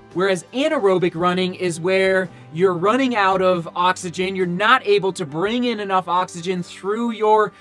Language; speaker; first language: English; native; English